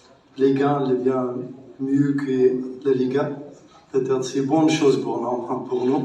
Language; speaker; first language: French; non-native, learner; Arabic